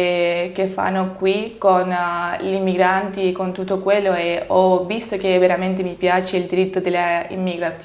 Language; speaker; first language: Italian; non-native, learner; Spanish